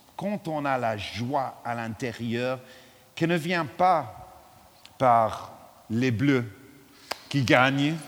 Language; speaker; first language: French; non-native, fluent; English